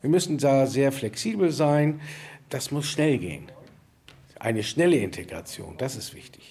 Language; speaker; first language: German; native; German